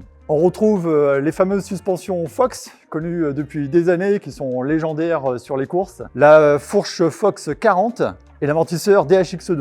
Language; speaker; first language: French; native; French